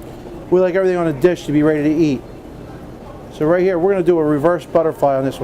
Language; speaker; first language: English; native; English